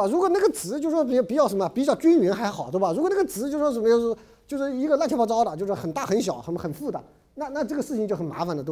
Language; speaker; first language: Chinese; native; Chinese